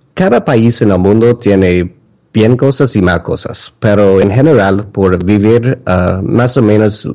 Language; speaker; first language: Spanish; non-native, learner; English